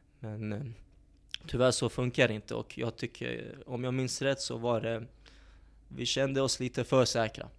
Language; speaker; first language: Swedish; early bilingual, other home language; Bosnian